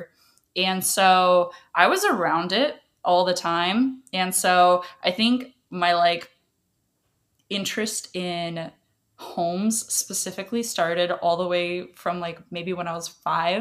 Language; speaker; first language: English; early bilingual, other home language; Russian